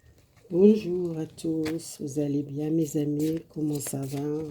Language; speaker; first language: French; non-native, fluent; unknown